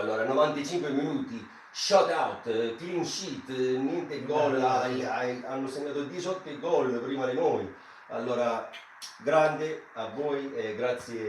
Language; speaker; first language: Italian; non-native, fluent; English